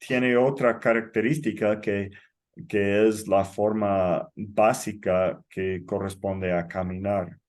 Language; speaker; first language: Spanish; non-native, fluent; English